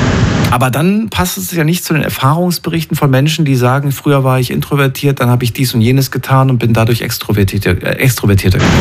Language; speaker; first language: German; native; German